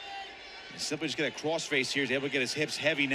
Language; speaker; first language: English; native; English